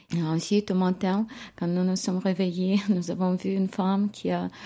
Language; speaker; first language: French; non-native, fluent; Ukrainian